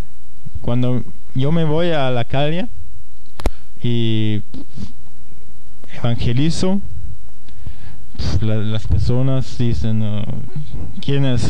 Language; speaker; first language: Spanish; non-native, fluent; German